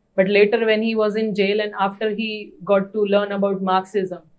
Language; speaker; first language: English; non-native, local second language; Gujarati